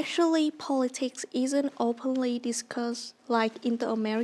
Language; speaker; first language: English; non-native, learner; Vietnamese